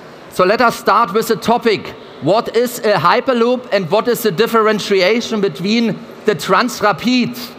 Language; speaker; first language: English; non-native, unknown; German